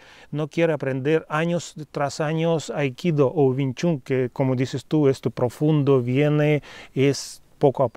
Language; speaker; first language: Spanish; non-native, fluent; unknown